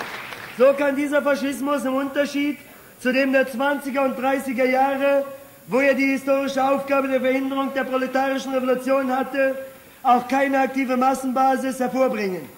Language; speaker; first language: German; native; German